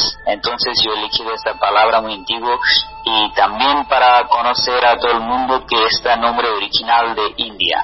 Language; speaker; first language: Spanish; non-native, learner; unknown